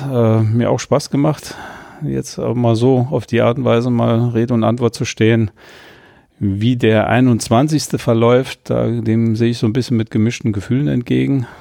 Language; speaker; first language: German; native; German